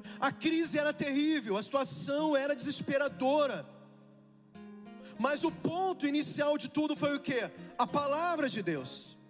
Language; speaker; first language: Portuguese; native; Portuguese